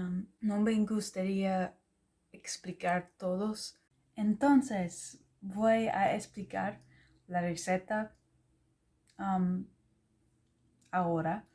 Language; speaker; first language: Spanish; non-native, learner; English